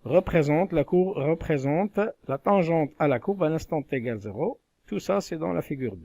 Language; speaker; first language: French; non-native, local second language; Arabic